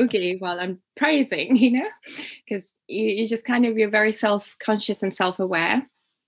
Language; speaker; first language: English; non-native, local second language; Ganda